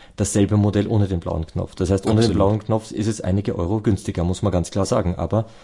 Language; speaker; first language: German; native; German